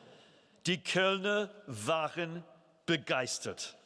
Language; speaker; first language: German; non-native, fluent; English